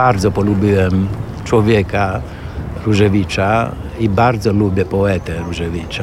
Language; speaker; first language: Polish; non-native, fluent; Italian